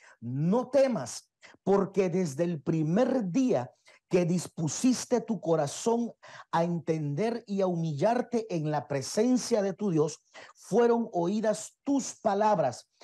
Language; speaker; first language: Spanish; native; Spanish